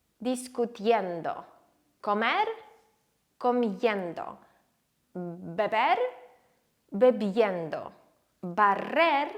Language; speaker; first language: Spanish; non-native, fluent; Ukrainian